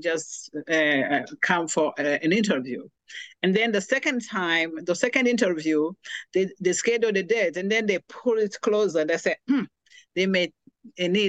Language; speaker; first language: English; non-native, local second language; Kinyarwanda